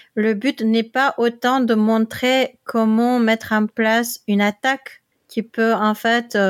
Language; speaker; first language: French; non-native, fluent; Dutch